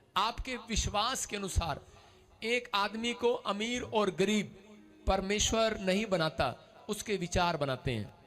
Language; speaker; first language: Hindi; non-native, local second language; Punjabi